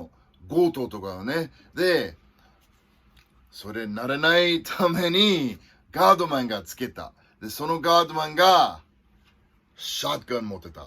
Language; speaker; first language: Japanese; non-native, fluent; English